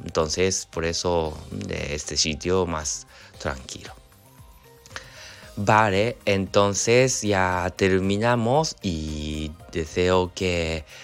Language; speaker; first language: Spanish; non-native, learner; Japanese